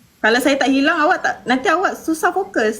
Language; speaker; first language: Malay; native; Malay